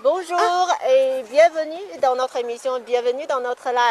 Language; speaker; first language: French; non-native, fluent; Chinese